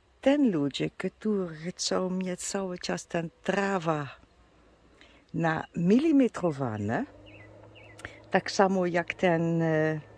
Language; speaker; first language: Polish; non-native, learner; Dutch